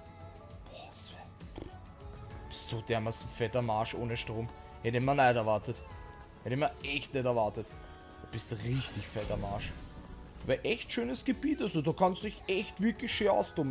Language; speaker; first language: German; native; German